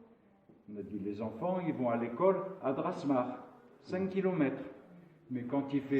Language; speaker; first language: French; non-native, local second language; Arabic